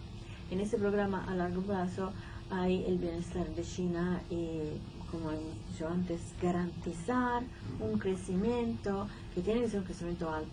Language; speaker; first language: Spanish; non-native, fluent; Italian